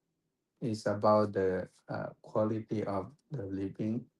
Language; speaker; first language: English; non-native, fluent; Thai